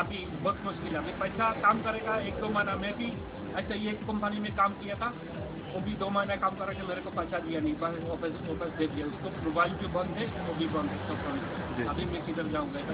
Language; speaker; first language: Hindi; non-native, learner; Bangla